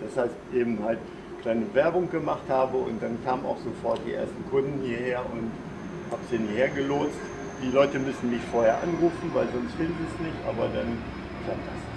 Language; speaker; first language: German; native; German